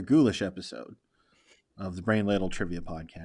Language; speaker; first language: English; native; English